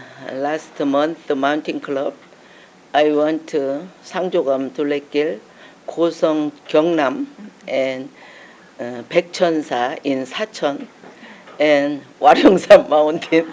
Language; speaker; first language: English; non-native, learner; Korean